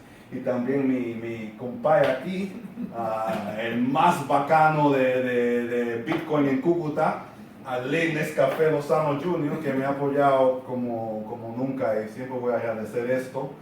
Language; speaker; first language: Spanish; non-native, fluent; English